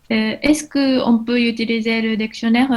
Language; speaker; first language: French; non-native, learner; Japanese